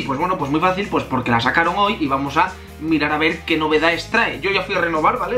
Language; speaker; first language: Spanish; native; Spanish